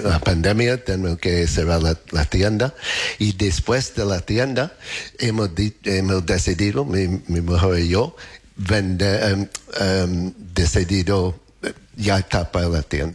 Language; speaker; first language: Spanish; non-native, learner; English